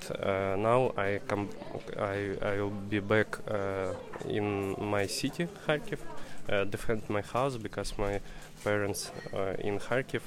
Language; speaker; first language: English; non-native, learner; Russian